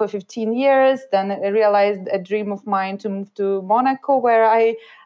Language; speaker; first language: English; non-native, fluent; Ukrainian